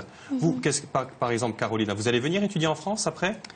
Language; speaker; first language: French; native; French